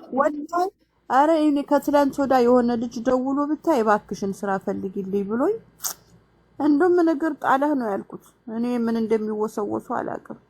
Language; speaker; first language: Amharic; native; Amharic